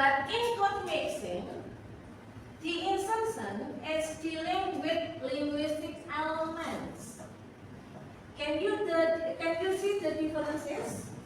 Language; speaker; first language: English; non-native, fluent; Indonesian